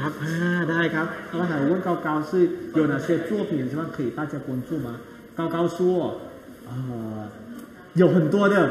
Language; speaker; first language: Chinese; non-native, fluent; Thai